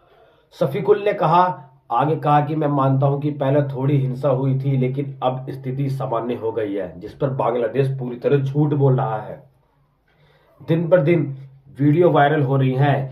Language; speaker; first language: Hindi; native; Hindi